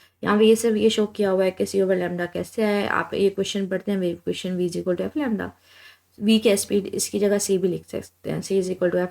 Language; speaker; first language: Hindi; non-native, local second language; Punjabi